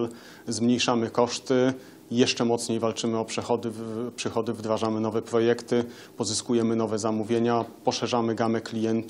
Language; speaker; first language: Polish; native; Polish